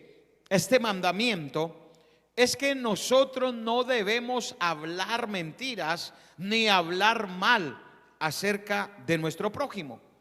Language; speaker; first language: Spanish; native; Spanish